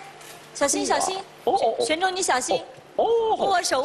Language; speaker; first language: Chinese; native; Chinese